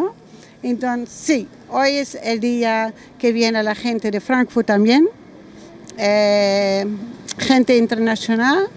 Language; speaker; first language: Spanish; non-native, learner; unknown